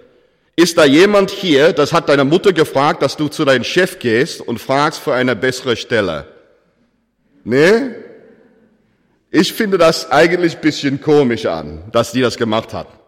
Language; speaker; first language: German; non-native, fluent; English